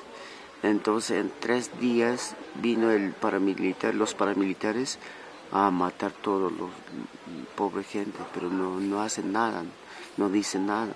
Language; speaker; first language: Spanish; non-native, local second language; Tzotzil